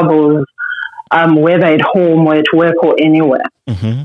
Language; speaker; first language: English; non-native, local second language; Xhosa